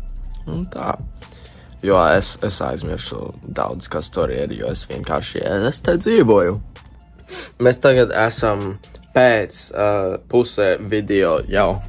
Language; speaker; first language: Latvian; early bilingual, heritage; English